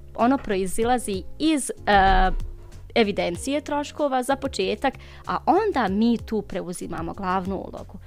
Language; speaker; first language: Bosnian; native; Bosnian